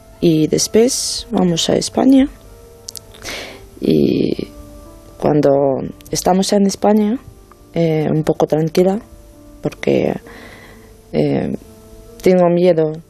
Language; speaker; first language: Spanish; non-native, learner; Ukrainian